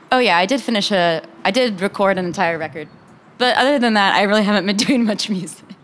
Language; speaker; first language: English; native; English